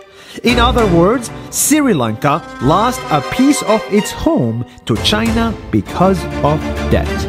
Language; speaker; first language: English; non-native, fluent; Arabic